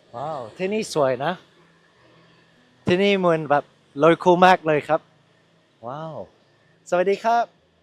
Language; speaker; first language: Thai; non-native, learner; Cantonese